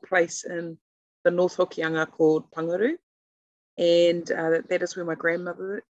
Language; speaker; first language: English; native; English